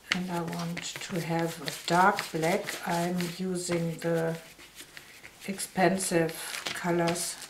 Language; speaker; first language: English; non-native, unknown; German